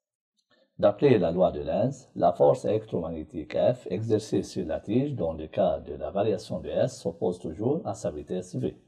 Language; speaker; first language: French; non-native, local second language; Arabic